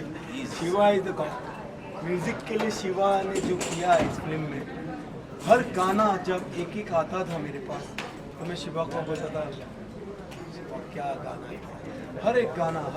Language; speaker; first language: Hindi; native; Hindi